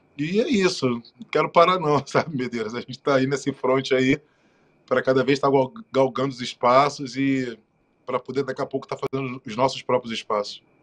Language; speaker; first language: Portuguese; native; Portuguese